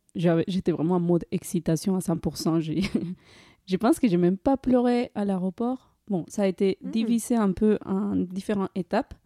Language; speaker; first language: French; non-native, fluent; Spanish